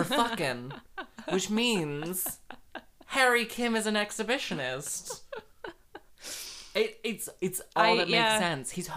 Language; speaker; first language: English; native; English